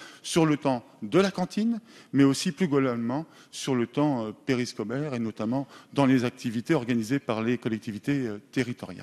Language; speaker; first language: French; native; French